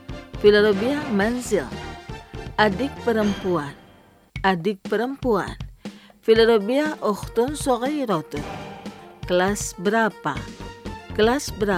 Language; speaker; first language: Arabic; non-native, fluent; Indonesian